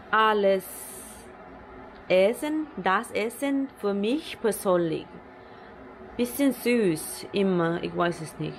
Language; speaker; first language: German; non-native, learner; Thai